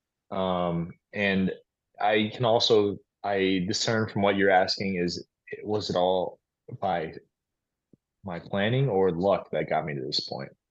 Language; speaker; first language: English; native; English